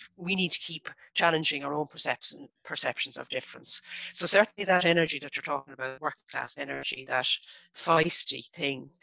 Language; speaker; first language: English; native; English